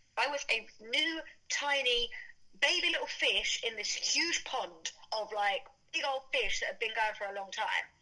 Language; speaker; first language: English; native; English